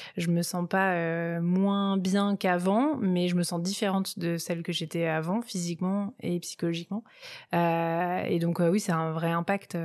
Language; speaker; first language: French; native; French